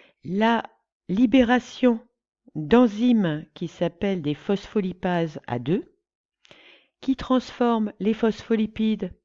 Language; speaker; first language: French; native; French